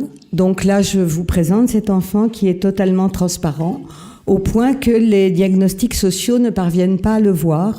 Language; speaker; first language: French; native; French